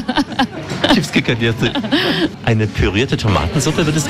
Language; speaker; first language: German; native; German